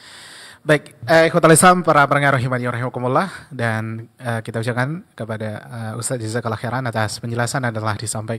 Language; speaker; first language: Indonesian; native; Indonesian